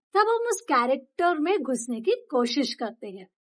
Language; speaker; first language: Hindi; native; Hindi